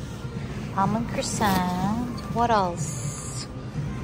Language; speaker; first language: English; non-native, local second language; Filipino